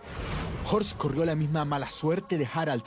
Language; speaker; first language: Spanish; native; Spanish